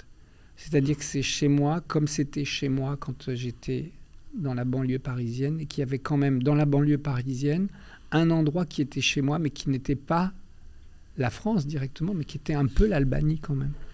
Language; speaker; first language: French; early bilingual, other home language; Albanian